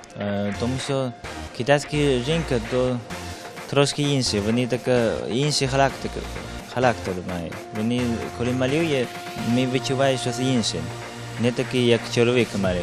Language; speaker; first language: Ukrainian; non-native, learner; Chinese